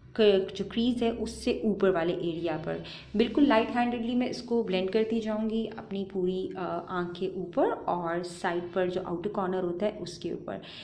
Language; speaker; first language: Urdu; native; Urdu